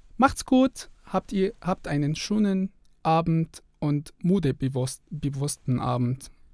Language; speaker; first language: German; non-native, fluent; Arabic